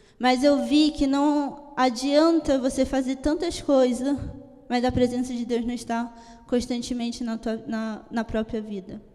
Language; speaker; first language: Portuguese; early bilingual, heritage; Italian